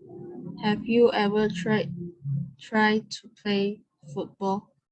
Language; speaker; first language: English; non-native, learner; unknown